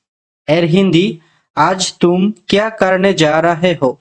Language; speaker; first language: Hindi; non-native, learner; Bangla